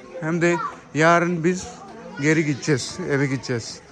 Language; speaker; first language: Turkish; non-native, learner; Punjabi